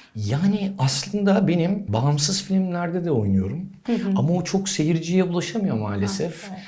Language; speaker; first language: Turkish; native; Turkish